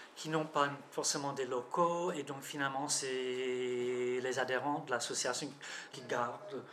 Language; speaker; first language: French; non-native, fluent; English